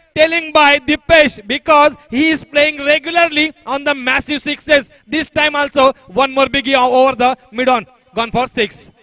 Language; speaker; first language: English; non-native, local second language; Marathi